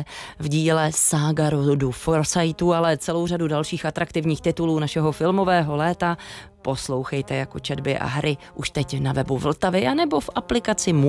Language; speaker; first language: Czech; native; Czech